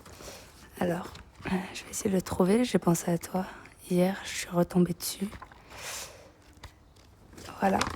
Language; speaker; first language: French; native; French